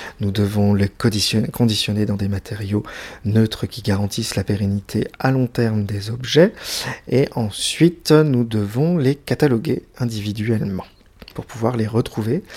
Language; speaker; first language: French; native; French